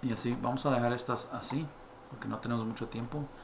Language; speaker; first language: Spanish; early bilingual, heritage; Spanish